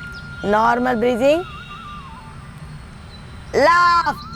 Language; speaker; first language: English; non-native, fluent; Kannada